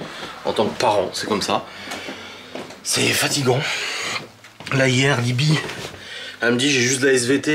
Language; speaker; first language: French; native; French